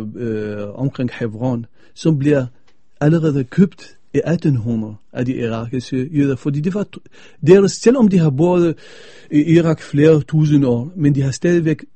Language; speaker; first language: Danish; non-native, fluent; Arabic